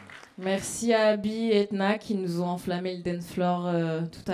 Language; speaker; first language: French; native; French